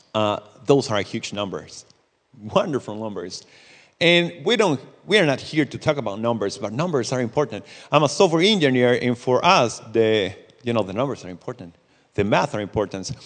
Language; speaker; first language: English; non-native, fluent; Spanish